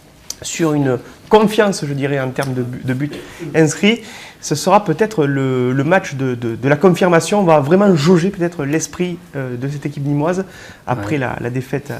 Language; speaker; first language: French; native; French